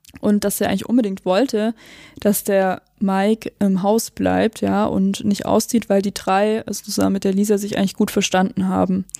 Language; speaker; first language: German; native; German